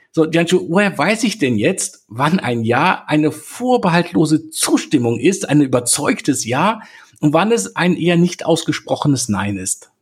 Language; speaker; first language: German; native; German